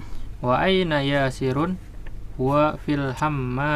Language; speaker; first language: Arabic; non-native, learner; Indonesian